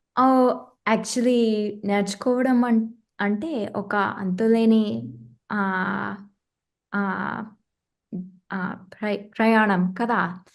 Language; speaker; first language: Telugu; non-native, fluent; English